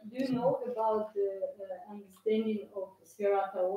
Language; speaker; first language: English; non-native, learner; Russian